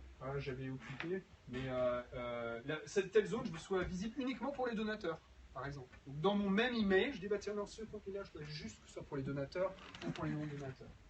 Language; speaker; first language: French; native; French